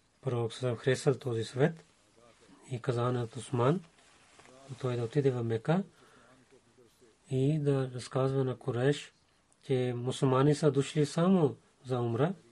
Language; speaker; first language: Bulgarian; non-native, learner; Urdu